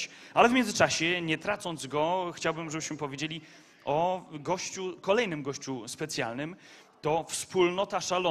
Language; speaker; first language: Polish; native; Polish